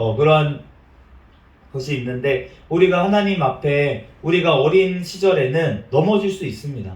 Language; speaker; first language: Korean; native; Korean